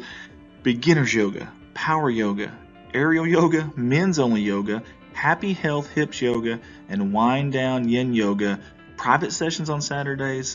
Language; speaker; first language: English; native; English